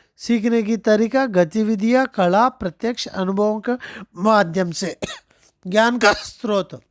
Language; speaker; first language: Hindi; non-native, local second language; Telugu